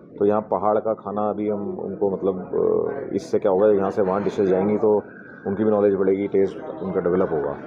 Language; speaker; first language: Hindi; native; Hindi